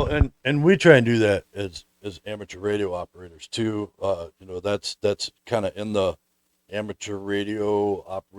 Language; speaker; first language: English; native; English